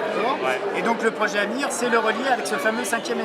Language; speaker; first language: French; native; French